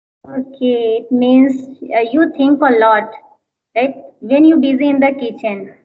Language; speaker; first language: English; non-native, learner; Hindi